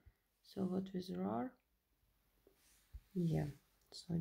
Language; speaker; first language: English; non-native, learner; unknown